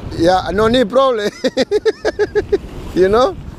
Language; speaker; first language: English; non-native, learner; Spanish